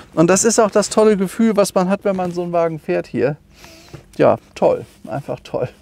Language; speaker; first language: German; native; German